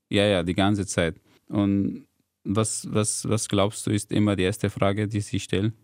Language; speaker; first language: German; non-native, fluent; Arabic